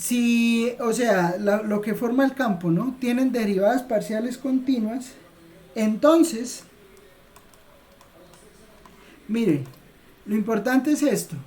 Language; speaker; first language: Spanish; native; Spanish